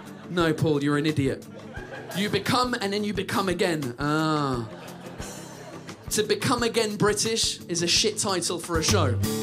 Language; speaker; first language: English; native; English